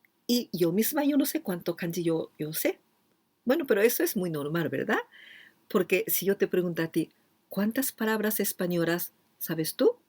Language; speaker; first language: Spanish; non-native, fluent; Japanese